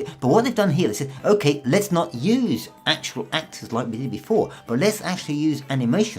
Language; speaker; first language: English; native; English